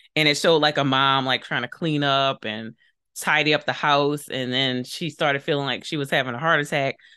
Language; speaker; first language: English; native; English